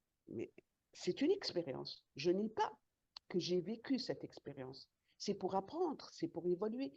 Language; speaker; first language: French; non-native, local second language; Arabic